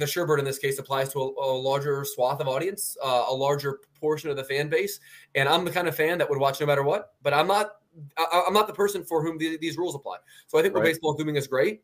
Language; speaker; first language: English; native; English